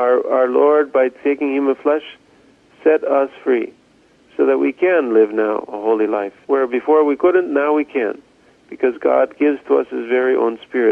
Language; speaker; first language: English; native; English